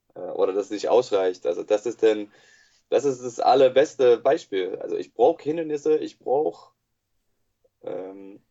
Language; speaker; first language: German; non-native, fluent; English